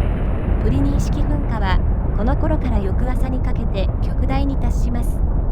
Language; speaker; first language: Japanese; native; Japanese